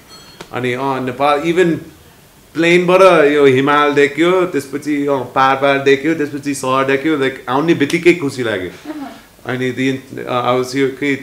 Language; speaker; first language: Nepali; non-native, learner; English